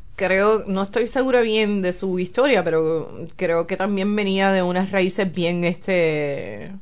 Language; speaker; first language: Spanish; native; Spanish